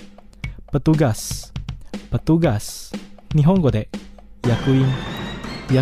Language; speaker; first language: Japanese; non-native, fluent; Indonesian